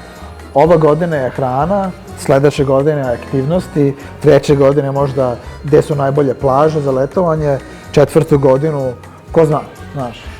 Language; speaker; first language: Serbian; early bilingual, heritage; Serbian